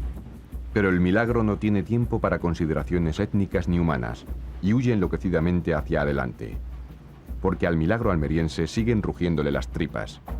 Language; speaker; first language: Spanish; native; Spanish